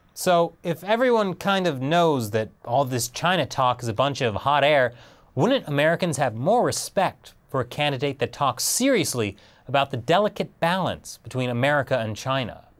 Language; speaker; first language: English; native; English